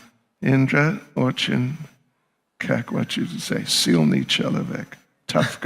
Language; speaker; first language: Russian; non-native, learner; English